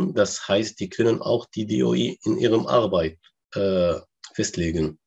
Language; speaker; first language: German; non-native, learner; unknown